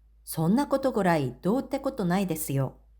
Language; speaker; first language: Japanese; non-native, fluent; Korean